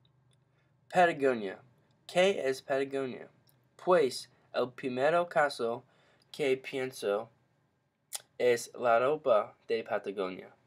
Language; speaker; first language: Spanish; non-native, learner; English